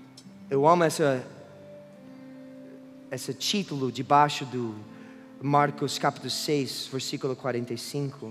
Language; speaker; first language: Portuguese; non-native, fluent; English